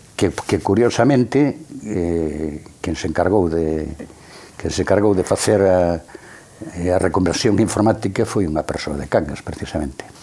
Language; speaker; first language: Galician; native; Galician